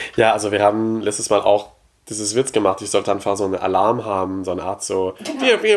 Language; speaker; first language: German; non-native, fluent; French